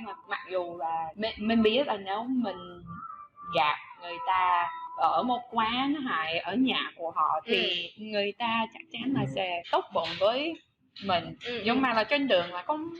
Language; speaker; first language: Vietnamese; non-native, fluent; English